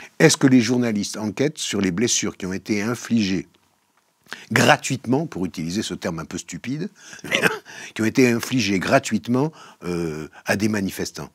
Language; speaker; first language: French; native; French